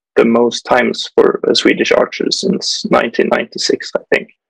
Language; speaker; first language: English; non-native, fluent; Swedish